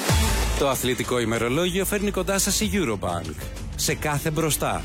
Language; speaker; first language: Greek; native; Greek